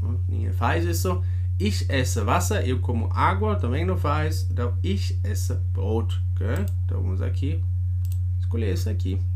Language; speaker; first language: Portuguese; non-native, fluent; German